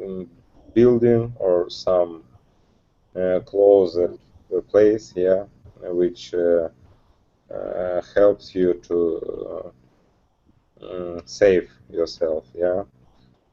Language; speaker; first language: English; non-native, learner; Russian